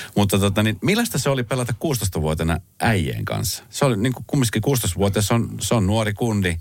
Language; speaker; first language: Finnish; native; Finnish